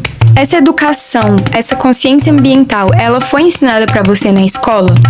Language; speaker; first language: Portuguese; native; Portuguese